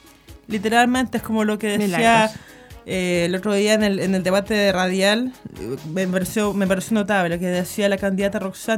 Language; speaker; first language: Spanish; native; Spanish